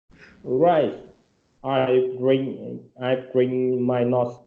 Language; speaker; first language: English; non-native, learner; Vietnamese